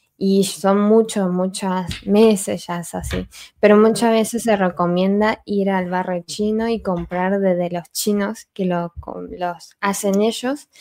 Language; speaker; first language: Spanish; native; Spanish